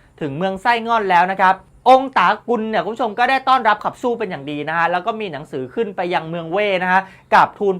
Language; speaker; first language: Thai; native; Thai